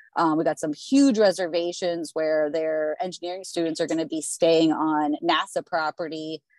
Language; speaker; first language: English; native; English